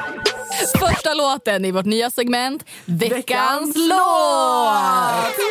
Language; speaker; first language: Swedish; native; Swedish